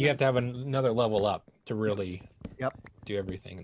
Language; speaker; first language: English; native; English